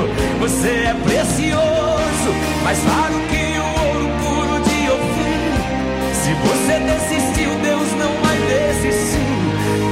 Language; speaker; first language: Portuguese; native; Portuguese